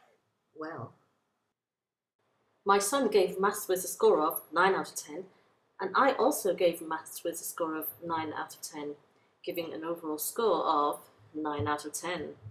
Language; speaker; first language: English; native; English